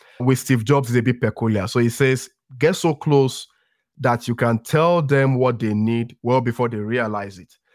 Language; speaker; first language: English; non-native, local second language; Yoruba